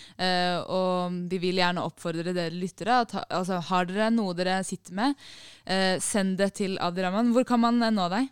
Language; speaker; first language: Norwegian; early bilingual, other home language; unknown